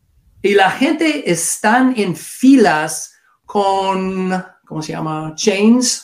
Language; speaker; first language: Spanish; non-native, learner; English